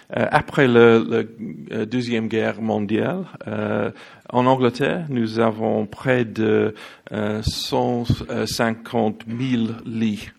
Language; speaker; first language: French; non-native, learner; English